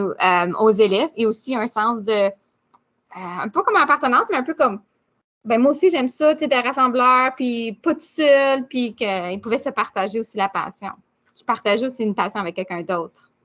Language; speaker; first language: French; native; French